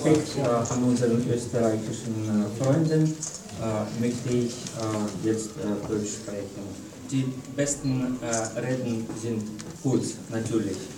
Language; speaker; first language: German; non-native, fluent; Russian